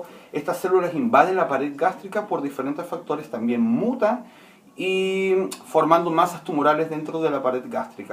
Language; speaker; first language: Spanish; native; Spanish